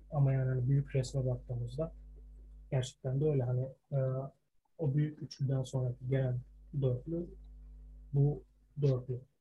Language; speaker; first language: Turkish; early bilingual, heritage; Turkish